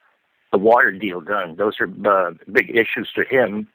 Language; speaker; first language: English; non-native, local second language; Filipino